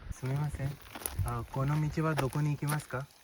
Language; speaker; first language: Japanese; non-native, learner; Hindi